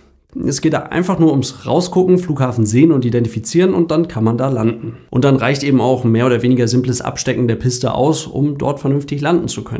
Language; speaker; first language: German; native; German